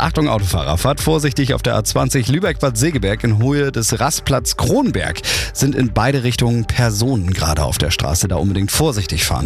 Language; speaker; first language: German; native; German